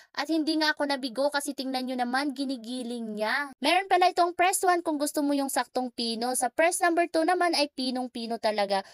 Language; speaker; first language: Filipino; native; Filipino